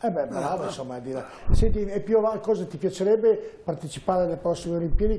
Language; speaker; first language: Italian; native; Italian